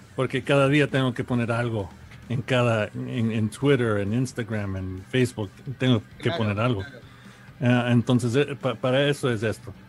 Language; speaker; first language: Spanish; early bilingual, heritage; Spanish